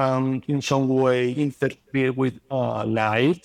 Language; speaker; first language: English; non-native, fluent; Spanish